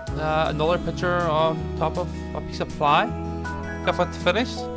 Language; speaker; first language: English; native; English